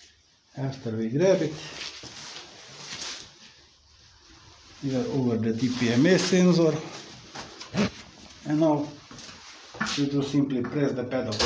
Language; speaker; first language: English; non-native, learner; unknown